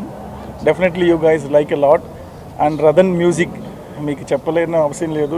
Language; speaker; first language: Telugu; non-native, fluent; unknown